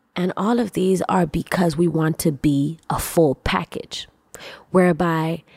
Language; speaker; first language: English; non-native, local second language; Swahili